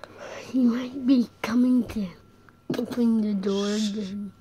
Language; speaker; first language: English; native; English